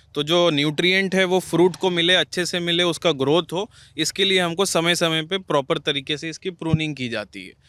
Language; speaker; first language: Hindi; native; Hindi